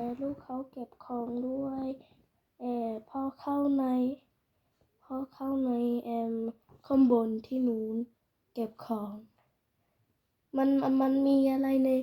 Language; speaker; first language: Thai; early bilingual, heritage; Thai